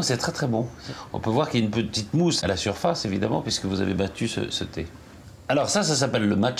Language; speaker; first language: French; native; French